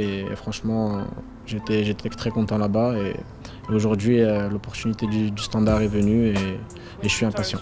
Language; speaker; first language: French; early bilingual, other home language; Arabic